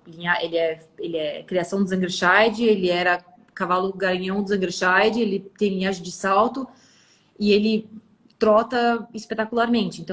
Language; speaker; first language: Portuguese; early bilingual, other home language; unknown